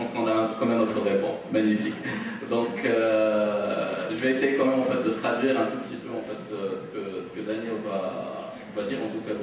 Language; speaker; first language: French; non-native, local second language; Arabic